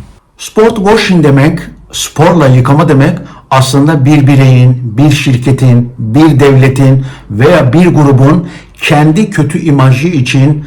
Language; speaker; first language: Turkish; native; Turkish